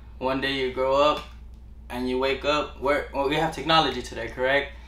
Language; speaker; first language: English; early bilingual, other home language; Spanish